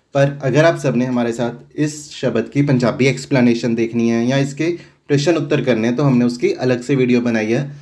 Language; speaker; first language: Hindi; non-native, local second language; Punjabi